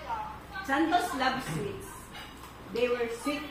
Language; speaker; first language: English; non-native, local second language; Filipino